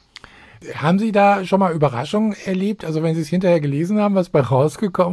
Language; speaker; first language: German; native; German